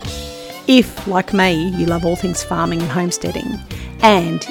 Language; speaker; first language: English; native; English